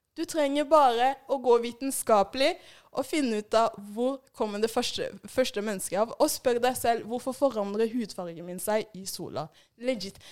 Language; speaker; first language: Norwegian; early bilingual, other home language; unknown